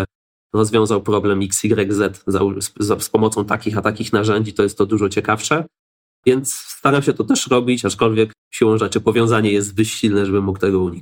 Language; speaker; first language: Polish; native; Polish